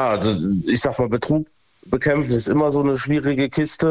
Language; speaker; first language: German; native; German